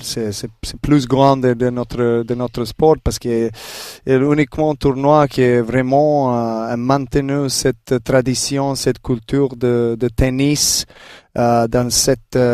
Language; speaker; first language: French; non-native, learner; Serbian